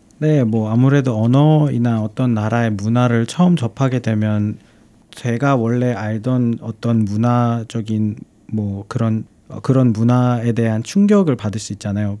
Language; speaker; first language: Korean; non-native, fluent; Tamil